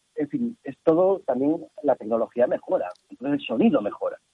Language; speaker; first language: Spanish; native; Spanish